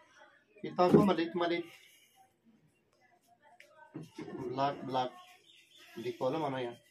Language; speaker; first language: Filipino; non-native, learner; Urdu